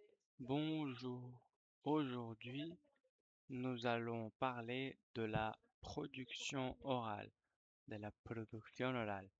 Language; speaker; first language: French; non-native, fluent; Spanish